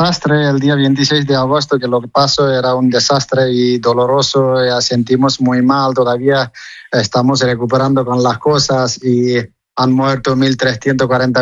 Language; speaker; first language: Spanish; non-native, learner; Nepali